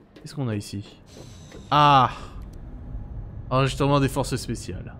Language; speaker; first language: French; native; French